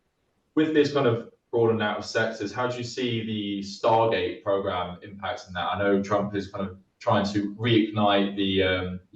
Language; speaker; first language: English; native; English